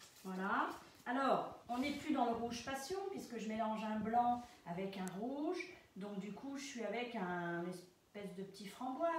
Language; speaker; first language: French; native; French